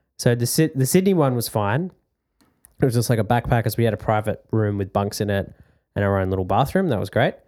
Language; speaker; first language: English; native; English